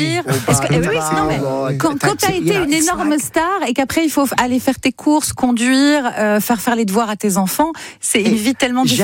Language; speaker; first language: French; native; French